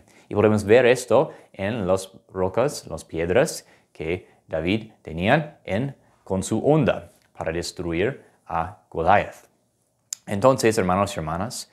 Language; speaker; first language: Spanish; non-native, fluent; English